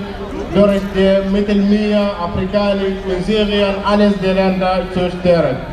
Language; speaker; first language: German; non-native, learner; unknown